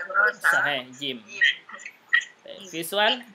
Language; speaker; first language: Arabic; non-native, fluent; Indonesian